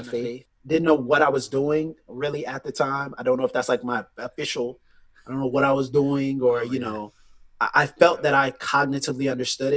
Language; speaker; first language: English; native; English